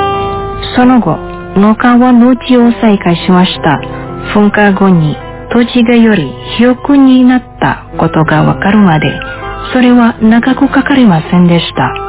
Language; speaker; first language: Japanese; non-native, fluent; Indonesian